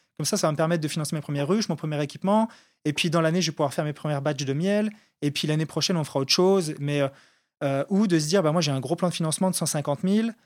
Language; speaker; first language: French; native; French